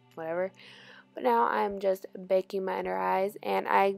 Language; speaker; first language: English; native; English